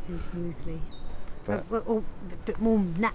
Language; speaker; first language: English; native; English